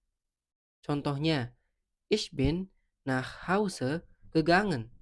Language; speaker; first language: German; non-native, fluent; Indonesian